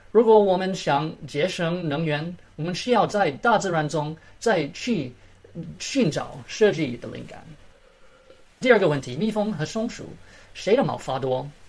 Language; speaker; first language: Chinese; early bilingual, heritage; Chinese